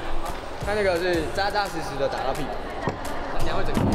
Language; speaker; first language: Chinese; native; Chinese